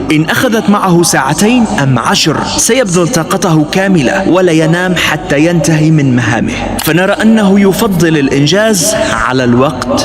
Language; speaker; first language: Arabic; native; Arabic